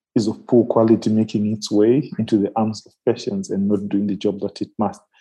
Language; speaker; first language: English; non-native, local second language; Shona